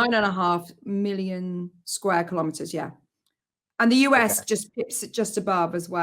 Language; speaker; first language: English; native; English